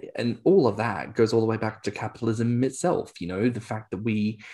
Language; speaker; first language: English; native; English